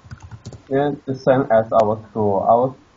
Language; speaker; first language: English; non-native, learner; Chinese